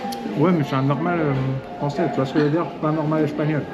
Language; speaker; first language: French; native; French